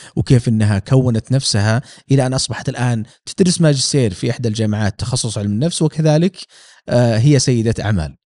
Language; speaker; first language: Arabic; native; Arabic